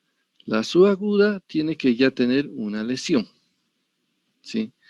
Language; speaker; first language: Spanish; native; Spanish